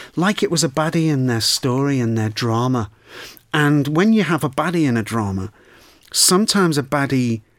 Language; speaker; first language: English; native; English